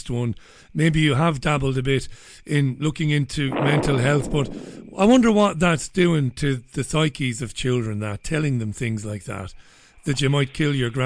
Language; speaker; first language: English; native; English